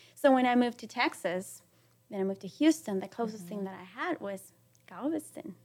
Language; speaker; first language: English; non-native, fluent; Spanish